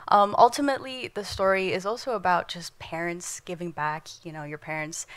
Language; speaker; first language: English; non-native, fluent; Indonesian